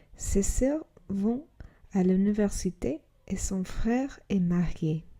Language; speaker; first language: French; non-native, learner; English